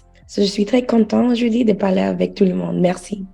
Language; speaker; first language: French; non-native, learner; English